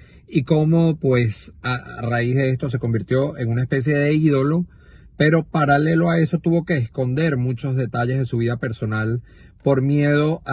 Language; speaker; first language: Spanish; native; Spanish